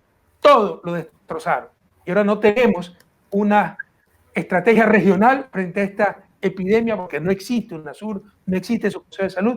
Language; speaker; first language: Spanish; native; Spanish